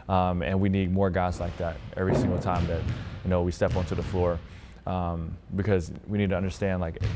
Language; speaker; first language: English; native; English